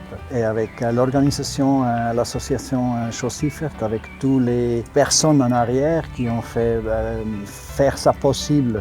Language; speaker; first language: French; non-native, local second language; German